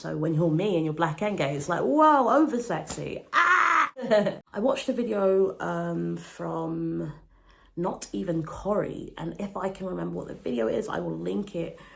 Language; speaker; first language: English; native; English